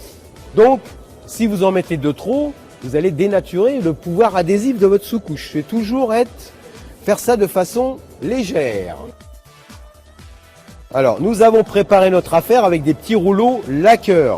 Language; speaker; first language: French; native; French